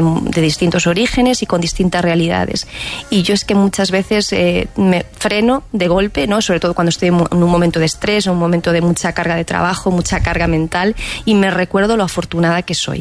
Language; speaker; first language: Spanish; native; Spanish